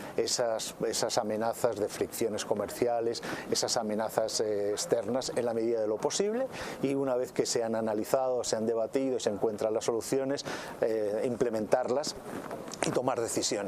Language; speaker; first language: Spanish; native; Spanish